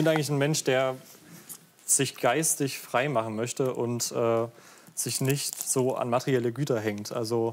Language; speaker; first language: German; native; German